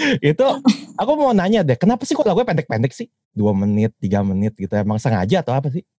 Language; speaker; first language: Indonesian; native; Indonesian